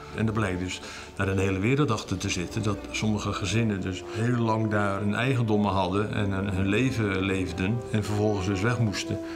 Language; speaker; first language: Dutch; native; Dutch